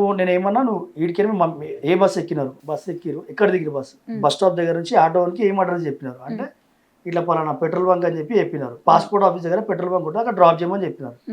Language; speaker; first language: Telugu; native; Telugu